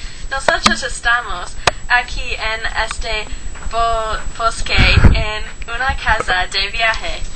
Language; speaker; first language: Spanish; non-native, learner; English